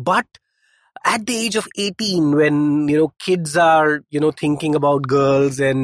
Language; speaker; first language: English; non-native, local second language; Hindi